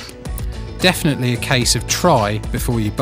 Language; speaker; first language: English; native; English